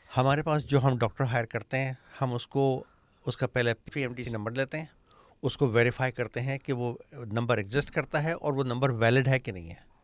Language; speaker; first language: Urdu; native; Urdu